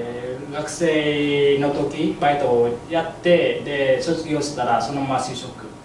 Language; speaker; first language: Japanese; non-native, learner; Vietnamese